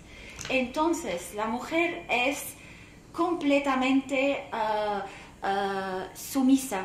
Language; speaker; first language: Spanish; non-native, fluent; Arabic